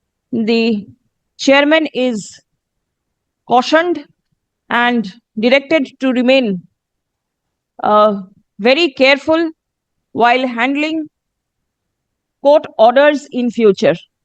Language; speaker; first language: English; non-native, local second language; Bangla